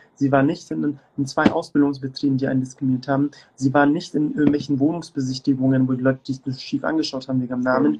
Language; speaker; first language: German; early bilingual, other home language; Turkish